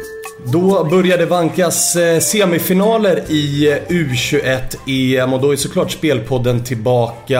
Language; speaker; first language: Swedish; native; Swedish